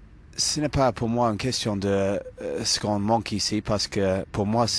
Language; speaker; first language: French; non-native, fluent; English